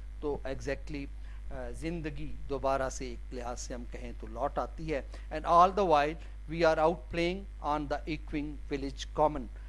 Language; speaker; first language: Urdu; non-native, local second language; Saraiki